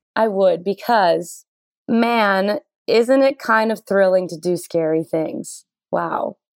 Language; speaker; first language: English; native; English